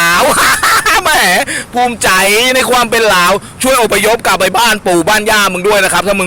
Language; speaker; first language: Thai; native; Thai